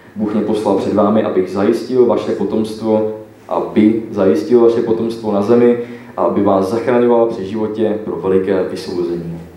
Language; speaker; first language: Czech; native; Czech